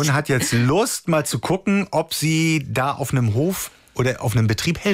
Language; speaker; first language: German; native; German